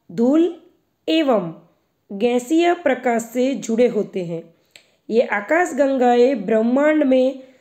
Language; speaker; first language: Hindi; non-native, local second language; Gujarati